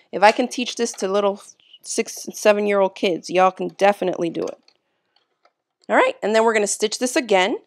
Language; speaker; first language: English; native; English